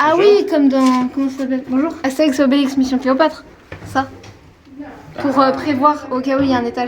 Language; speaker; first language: French; native; French